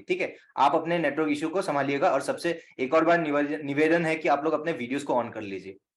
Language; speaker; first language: Hindi; non-native, local second language; Assamese